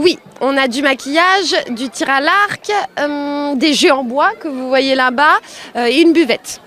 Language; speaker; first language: French; native; French